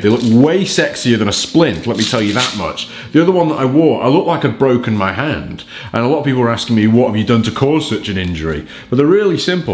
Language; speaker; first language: English; native; English